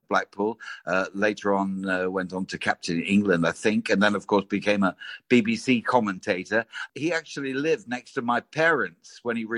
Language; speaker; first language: English; native; English